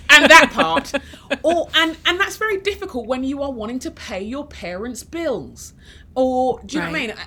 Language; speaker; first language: English; early bilingual, other home language; Yoruba